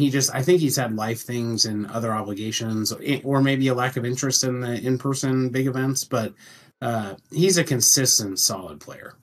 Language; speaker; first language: English; native; English